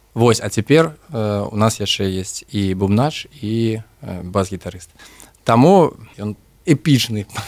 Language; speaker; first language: Belarusian; non-native, local second language; Russian